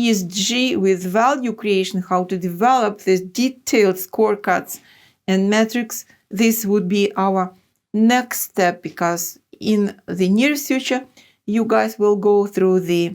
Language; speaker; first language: English; non-native, fluent; Russian